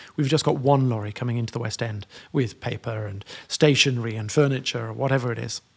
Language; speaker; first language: English; native; English